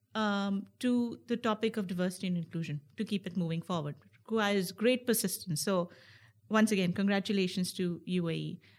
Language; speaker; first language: English; non-native, local second language; Hindi